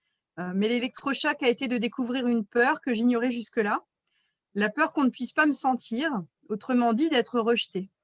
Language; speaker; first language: French; native; French